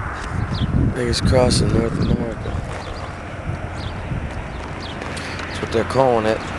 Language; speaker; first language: English; native; English